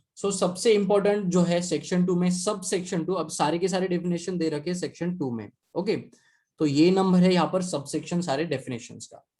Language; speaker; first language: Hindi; non-native, local second language; Marathi